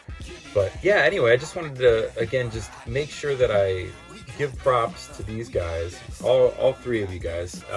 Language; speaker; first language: English; native; English